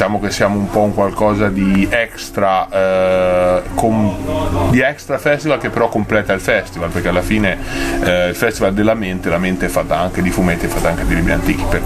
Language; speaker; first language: Italian; native; Italian